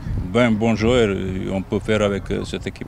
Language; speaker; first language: French; non-native, fluent; Bosnian